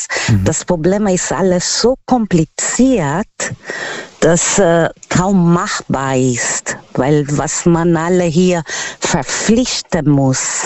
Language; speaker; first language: German; non-native, fluent; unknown